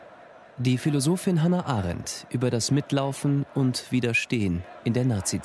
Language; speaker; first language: German; native; German